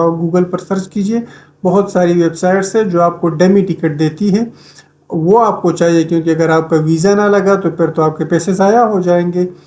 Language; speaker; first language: Urdu; native; Urdu